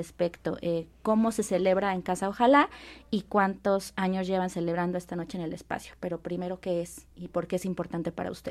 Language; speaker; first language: Spanish; native; Spanish